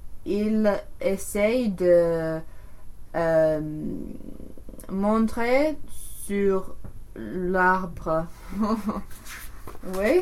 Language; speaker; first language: French; non-native, learner; English